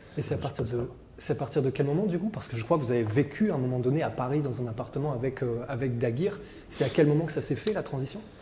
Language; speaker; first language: French; native; French